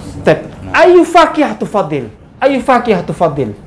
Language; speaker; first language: Arabic; non-native, fluent; Indonesian